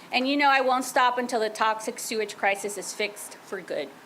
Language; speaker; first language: English; non-native, fluent; Spanish